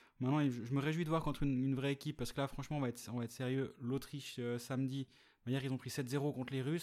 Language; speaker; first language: French; native; French